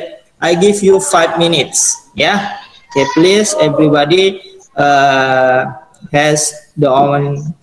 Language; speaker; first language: English; non-native, fluent; Indonesian